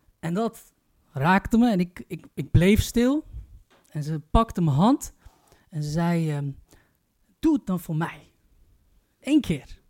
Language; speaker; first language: Dutch; early bilingual, other home language; Turkish